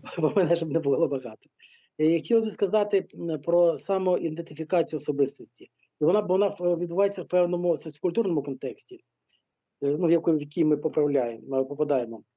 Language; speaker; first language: Ukrainian; non-native, local second language; Russian